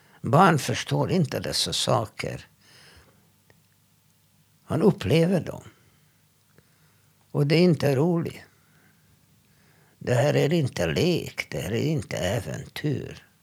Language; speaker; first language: Swedish; non-native, fluent; Hungarian